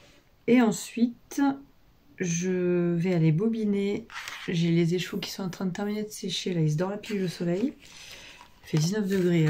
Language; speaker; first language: French; native; French